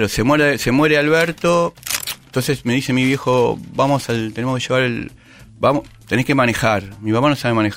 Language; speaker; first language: Spanish; native; Spanish